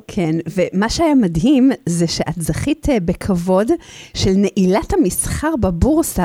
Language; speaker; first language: Hebrew; native; Hebrew